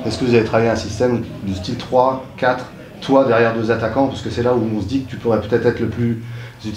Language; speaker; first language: French; native; French